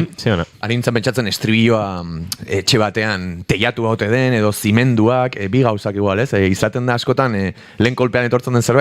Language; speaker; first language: Basque; native; Basque